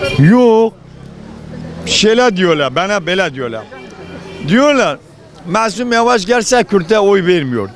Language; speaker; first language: Turkish; non-native, local second language; Kurdish